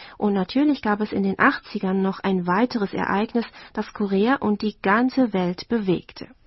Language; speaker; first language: German; native; German